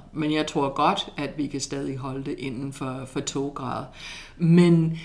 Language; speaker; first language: Danish; non-native, fluent; English